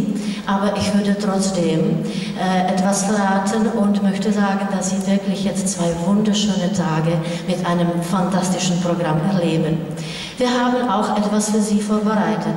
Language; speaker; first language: German; non-native, fluent; Czech